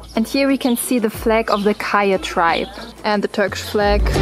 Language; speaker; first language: English; non-native, fluent; German